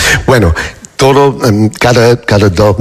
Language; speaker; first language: Spanish; non-native, fluent; English